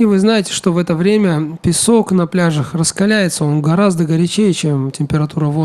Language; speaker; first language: Russian; native; Russian